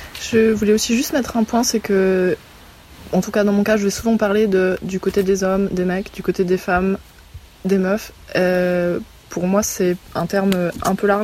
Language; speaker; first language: French; native; French